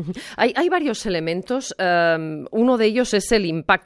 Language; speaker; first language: Spanish; native; Spanish